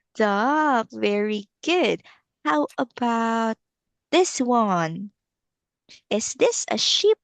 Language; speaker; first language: English; non-native, local second language; Filipino